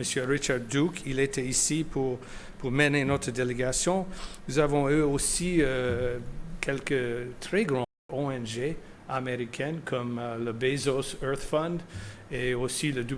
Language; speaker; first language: French; non-native, fluent; English